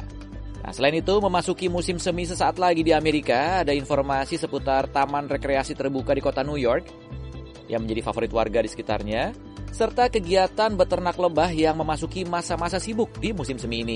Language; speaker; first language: Indonesian; native; Indonesian